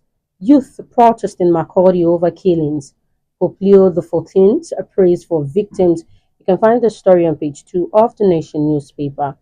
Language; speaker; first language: English; non-native, local second language; Yoruba